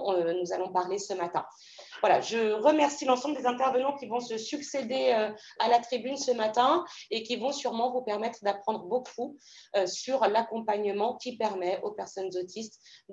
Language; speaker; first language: French; native; French